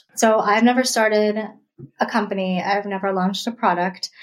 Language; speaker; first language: English; early bilingual, other home language; Russian